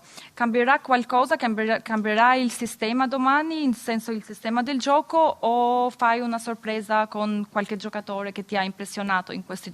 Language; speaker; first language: Italian; non-native, fluent; Albanian